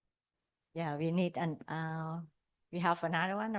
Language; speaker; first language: English; non-native, learner; Thai